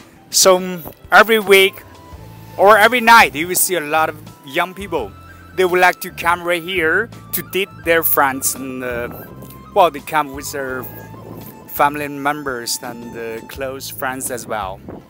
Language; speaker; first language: English; non-native, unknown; Chinese